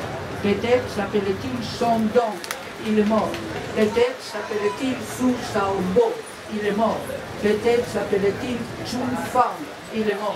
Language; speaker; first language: French; non-native, fluent; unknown